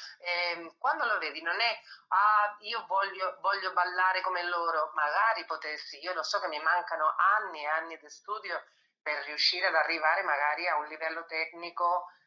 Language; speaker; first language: Italian; non-native, fluent; Spanish